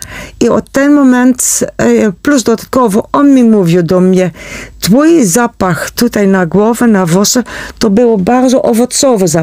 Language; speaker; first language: Polish; non-native, learner; Dutch